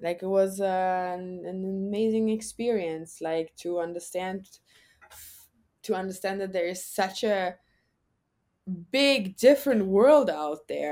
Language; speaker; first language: English; non-native, fluent; German